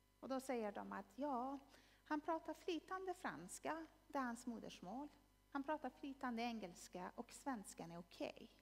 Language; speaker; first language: Swedish; non-native, fluent; Persian